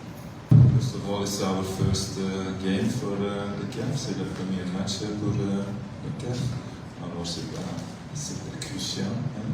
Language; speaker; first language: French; non-native, fluent; Dutch